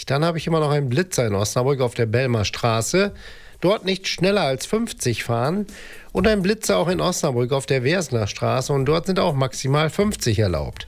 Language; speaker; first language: German; native; German